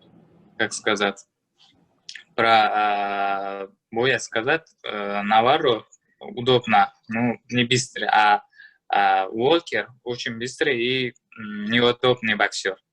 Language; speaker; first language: Russian; non-native, learner; Uzbek